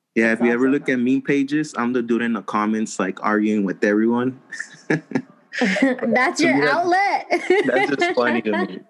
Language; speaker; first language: English; early bilingual, other home language; Spanish